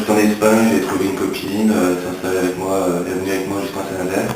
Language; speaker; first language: French; early bilingual, other home language; English